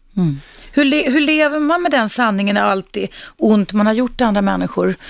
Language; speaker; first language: Swedish; native; Swedish